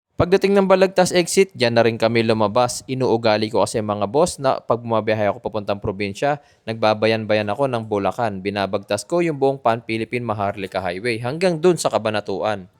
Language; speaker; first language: Filipino; native; Filipino